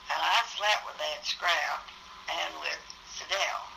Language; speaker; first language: English; native; English